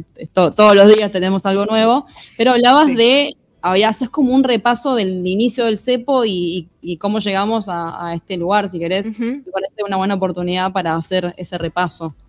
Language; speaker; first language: Spanish; native; Spanish